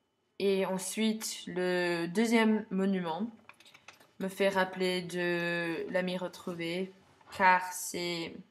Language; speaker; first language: French; non-native, learner; English